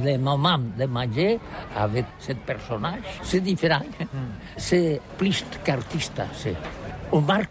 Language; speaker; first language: French; non-native, learner; Catalan